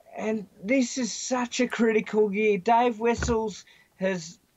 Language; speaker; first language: English; native; English